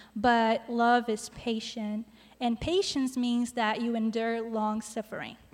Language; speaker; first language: English; non-native, fluent; Portuguese